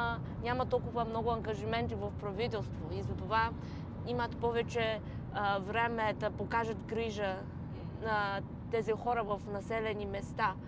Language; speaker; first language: Bulgarian; non-native, learner; Chinese